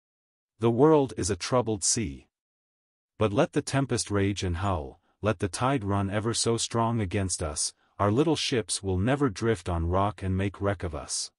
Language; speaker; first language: English; native; English